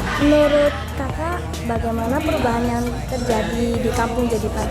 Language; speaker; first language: Indonesian; native; Indonesian